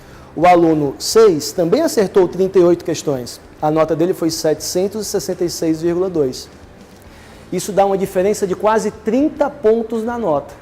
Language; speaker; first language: Portuguese; native; Portuguese